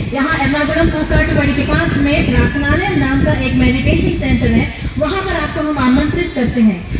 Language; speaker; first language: Hindi; non-native, local second language; Malayalam